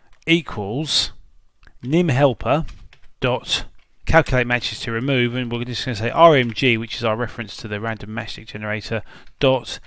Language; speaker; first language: English; native; English